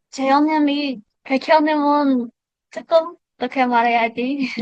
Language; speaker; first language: Korean; non-native, learner; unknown